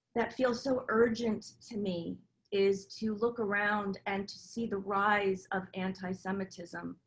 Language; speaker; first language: English; native; English